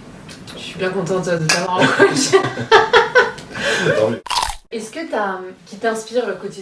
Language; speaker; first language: French; native; French